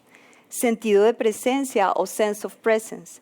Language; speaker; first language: Spanish; native; Spanish